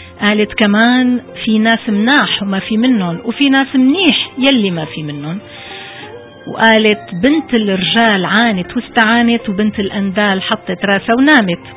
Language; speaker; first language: Arabic; native; Arabic